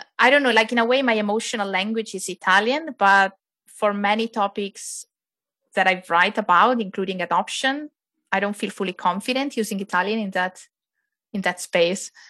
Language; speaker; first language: English; non-native, fluent; Italian